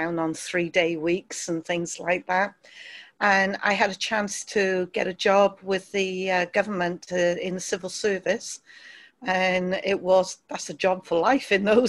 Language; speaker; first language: English; native; English